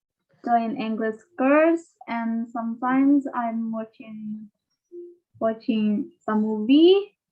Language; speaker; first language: English; non-native, learner; Indonesian